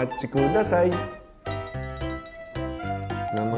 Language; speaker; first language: Japanese; native; Japanese